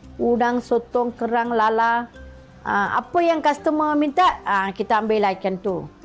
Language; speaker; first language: Malay; early bilingual, other home language; Tamil